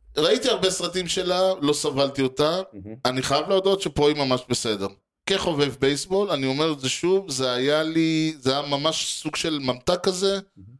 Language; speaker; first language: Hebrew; native; Hebrew